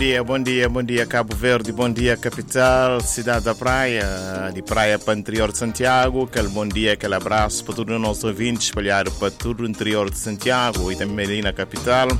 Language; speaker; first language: Portuguese; non-native, local second language; Kabuverdianu